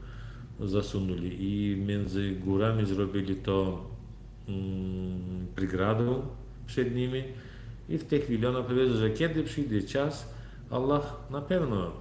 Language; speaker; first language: Polish; non-native, learner; Turkmen